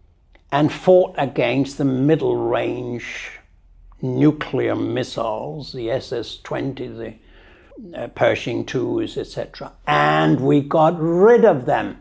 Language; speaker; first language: English; non-native, fluent; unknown